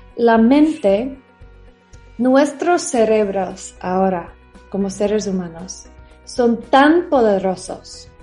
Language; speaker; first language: Spanish; non-native, fluent; English